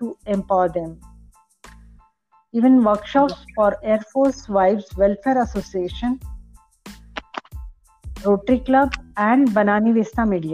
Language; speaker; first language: English; non-native, local second language; Marathi